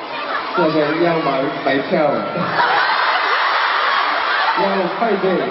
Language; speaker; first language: Chinese; non-native, learner; Korean